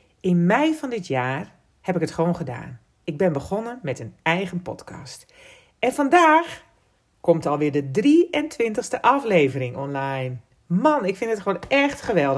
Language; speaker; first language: Dutch; native; Dutch